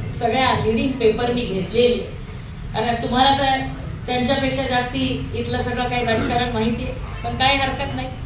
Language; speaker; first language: Marathi; native; Marathi